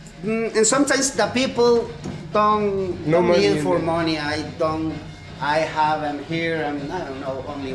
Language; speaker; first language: English; non-native, learner; Spanish